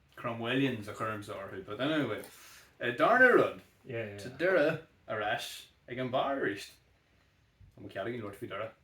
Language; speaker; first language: Irish; native; Irish